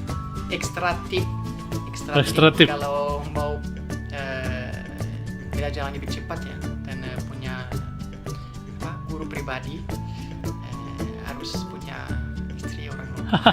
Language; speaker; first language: Indonesian; non-native, fluent; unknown